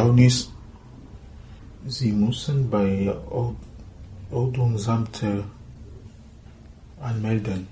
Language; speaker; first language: German; non-native, learner; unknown